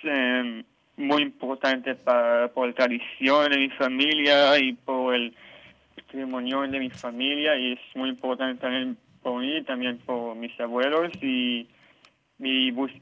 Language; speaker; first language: Spanish; non-native, learner; Hebrew